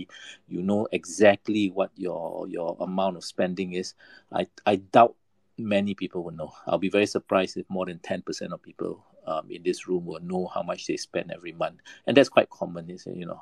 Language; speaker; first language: English; non-native, local second language; Malay